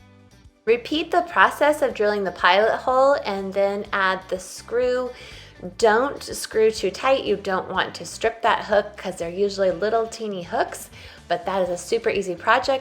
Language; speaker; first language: English; native; English